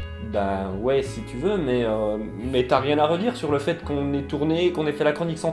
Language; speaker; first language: French; native; French